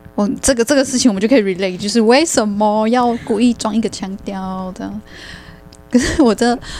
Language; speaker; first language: Chinese; native; Chinese